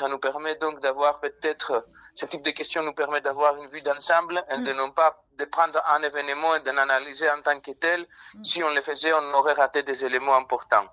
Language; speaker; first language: French; non-native, fluent; Greek